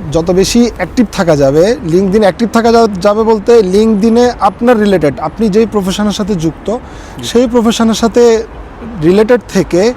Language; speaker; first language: Bangla; native; Bangla